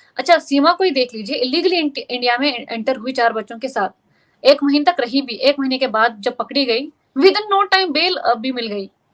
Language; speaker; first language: Hindi; non-native, local second language; Kashmiri